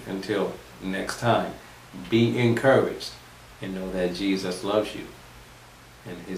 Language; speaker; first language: English; native; English